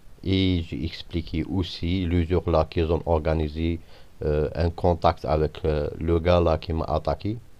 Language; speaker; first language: French; non-native, fluent; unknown